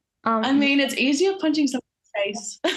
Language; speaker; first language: English; native; English